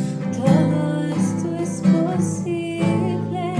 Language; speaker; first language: Spanish; native; Spanish